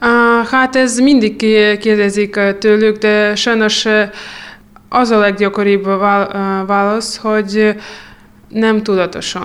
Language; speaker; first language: Hungarian; non-native, fluent; Russian